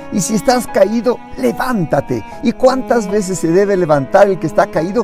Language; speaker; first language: Spanish; native; Spanish